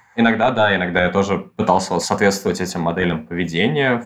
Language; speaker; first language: Russian; native; Russian